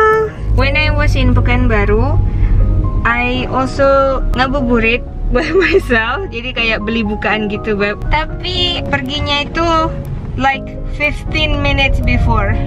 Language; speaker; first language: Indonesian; native; Indonesian